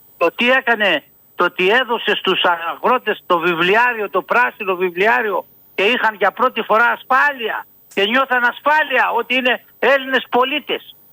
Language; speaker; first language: Greek; native; Greek